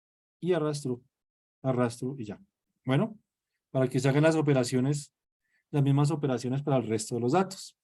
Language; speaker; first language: Spanish; native; Spanish